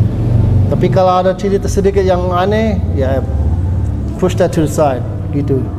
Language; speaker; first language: Indonesian; non-native, fluent; English